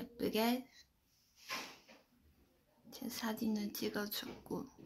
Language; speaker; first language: Korean; non-native, fluent; Chinese